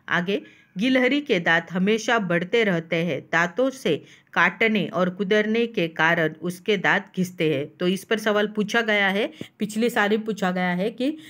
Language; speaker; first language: Hindi; non-native, local second language; Marathi